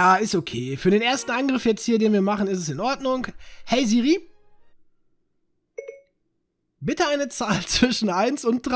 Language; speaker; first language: German; native; German